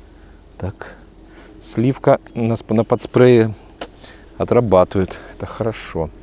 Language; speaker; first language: Russian; native; Russian